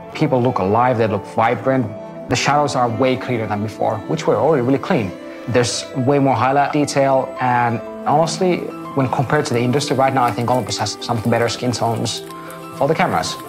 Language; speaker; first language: English; non-native, fluent; Finnish